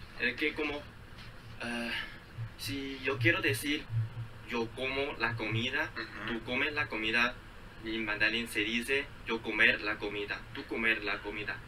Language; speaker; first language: Spanish; non-native, fluent; Chinese